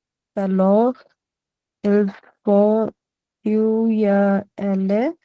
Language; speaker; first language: French; non-native, learner; Punjabi